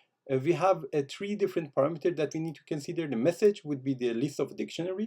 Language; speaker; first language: English; non-native, fluent; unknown